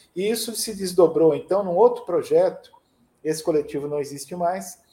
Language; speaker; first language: Portuguese; native; Portuguese